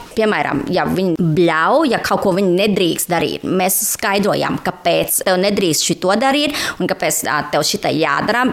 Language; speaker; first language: Latvian; non-native, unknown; Thai